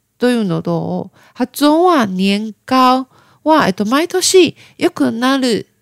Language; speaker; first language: Japanese; non-native, learner; Chinese